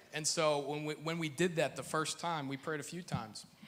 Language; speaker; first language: English; native; English